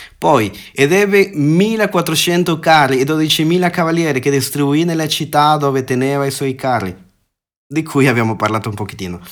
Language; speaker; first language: Italian; non-native, fluent; Spanish